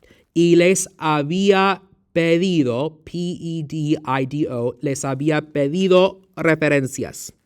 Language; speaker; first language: Spanish; non-native, fluent; English